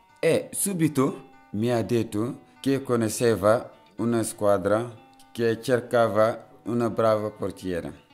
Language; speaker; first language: Italian; non-native, fluent; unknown